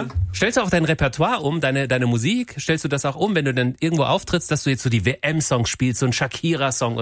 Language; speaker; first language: German; native; German